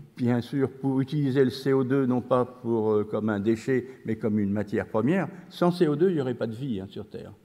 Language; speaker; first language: French; native; French